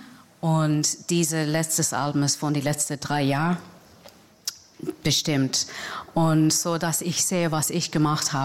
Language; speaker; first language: German; non-native, fluent; English